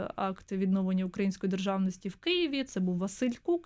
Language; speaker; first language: Ukrainian; native; Ukrainian